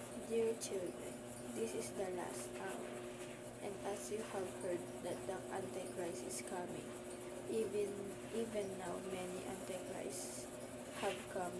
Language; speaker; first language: English; non-native, local second language; Filipino